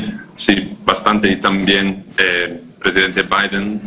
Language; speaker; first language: Spanish; non-native, fluent; English